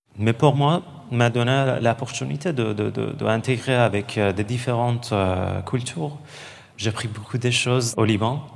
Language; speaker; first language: French; non-native, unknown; Persian